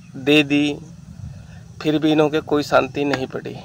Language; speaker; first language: Hindi; native; Hindi